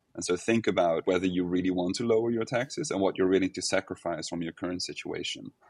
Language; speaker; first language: English; non-native, fluent; Dutch